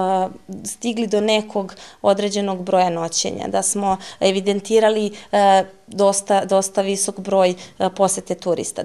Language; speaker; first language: Serbian; native; Serbian